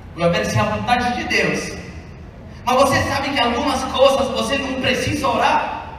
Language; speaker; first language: Portuguese; non-native, fluent; Italian